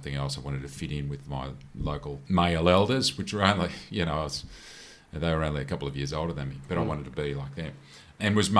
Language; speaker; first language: English; native; English